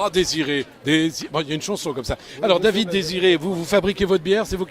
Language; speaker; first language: French; native; French